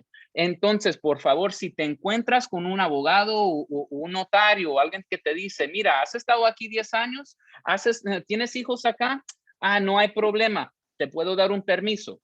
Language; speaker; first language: Spanish; early bilingual, heritage; Spanish